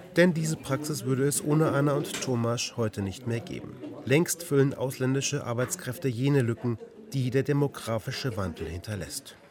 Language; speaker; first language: German; native; German